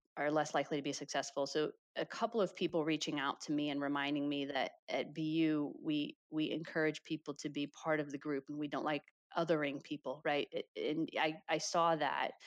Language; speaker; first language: English; native; English